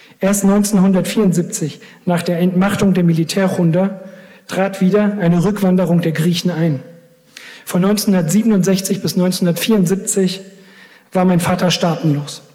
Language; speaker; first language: German; early bilingual, other home language; Greek